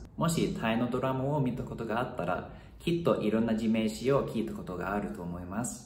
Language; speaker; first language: Japanese; non-native, fluent; Thai